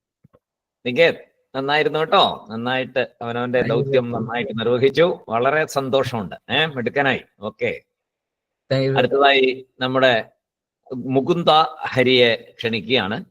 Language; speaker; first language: Malayalam; native; Malayalam